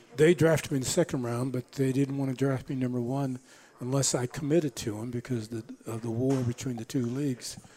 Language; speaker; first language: English; native; English